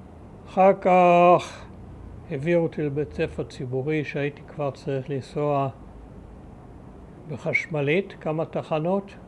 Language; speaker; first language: Hebrew; early bilingual, other home language; German